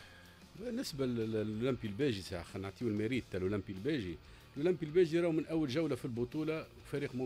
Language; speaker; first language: Arabic; native; Arabic